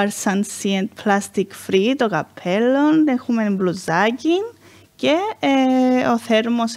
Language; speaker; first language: Greek; native; Greek